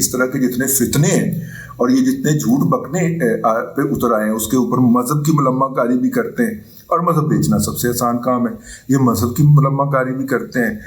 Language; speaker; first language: Urdu; non-native, local second language; Punjabi